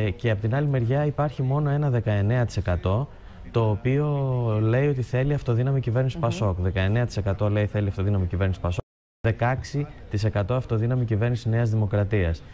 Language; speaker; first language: Greek; native; Greek